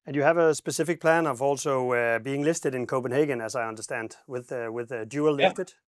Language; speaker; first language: English; non-native, fluent; Danish